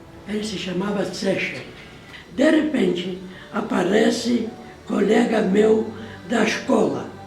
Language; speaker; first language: Portuguese; non-native, fluent; Polish